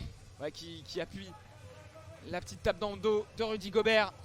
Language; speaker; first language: French; native; French